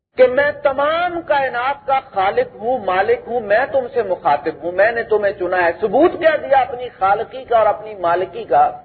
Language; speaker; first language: Urdu; non-native, local second language; Punjabi